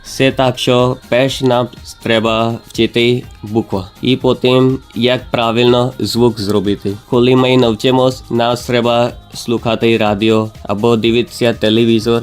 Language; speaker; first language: Ukrainian; non-native, learner; Gujarati